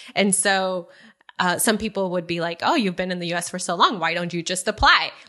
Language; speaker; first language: English; early bilingual, other home language; Spanish